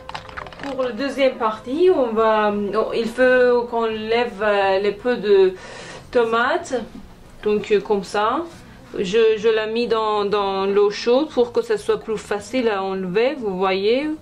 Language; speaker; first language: French; non-native, fluent; Persian